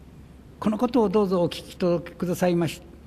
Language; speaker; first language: Japanese; native; Japanese